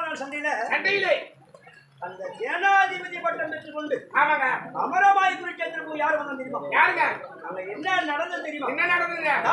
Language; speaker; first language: Tamil; native; Tamil